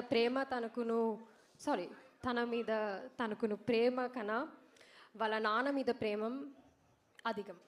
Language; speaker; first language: Telugu; non-native, learner; Malayalam